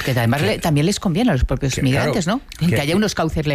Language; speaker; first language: Spanish; native; Spanish